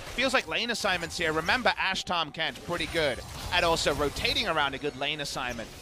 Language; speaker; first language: English; native; English